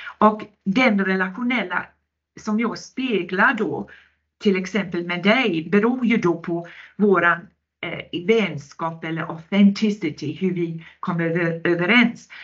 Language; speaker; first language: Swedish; non-native, local second language; Finnish